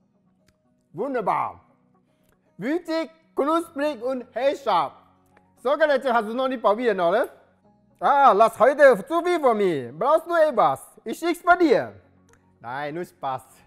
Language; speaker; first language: German; non-native, learner; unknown